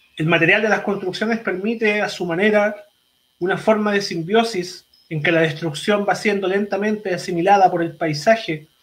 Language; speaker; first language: Spanish; native; Spanish